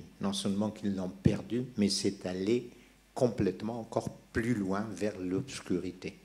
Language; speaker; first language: French; non-native, local second language; Persian